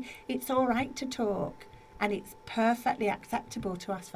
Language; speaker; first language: English; native; English